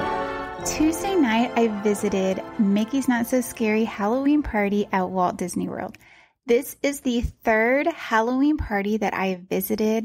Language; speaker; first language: English; native; English